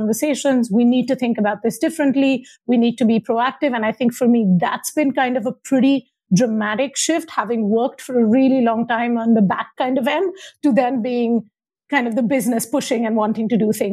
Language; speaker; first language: English; non-native, local second language; Hindi